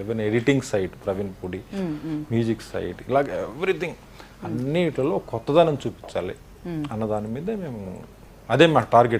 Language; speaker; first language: Telugu; native; Telugu